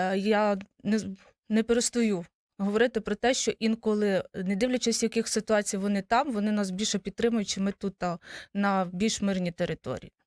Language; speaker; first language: Ukrainian; native; Ukrainian